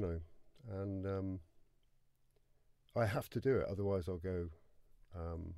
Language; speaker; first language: English; native; English